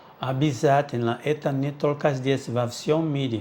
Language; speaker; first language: Russian; non-native, fluent; Portuguese